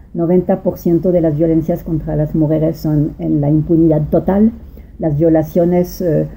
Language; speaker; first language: Spanish; non-native, fluent; French